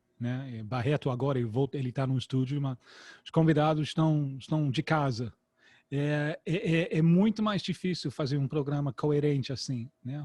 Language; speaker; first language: Portuguese; non-native, fluent; English